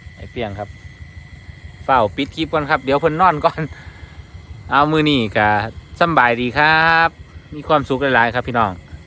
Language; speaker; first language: Thai; native; Thai